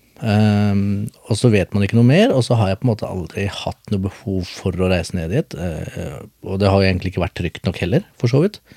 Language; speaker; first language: Norwegian; early bilingual, other home language; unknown